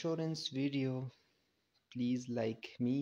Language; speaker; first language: English; non-native, learner; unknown